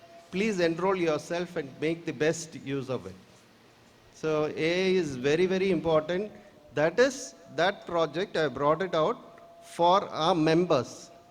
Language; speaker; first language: English; non-native, local second language; Malayalam